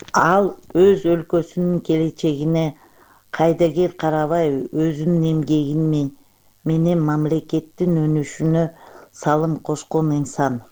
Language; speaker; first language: Kyrgyz; non-native, local second language; Uyghur